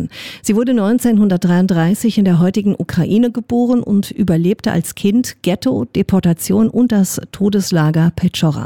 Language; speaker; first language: German; native; German